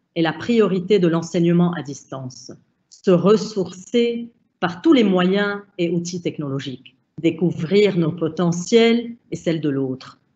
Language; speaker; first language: French; non-native, local second language; Arabic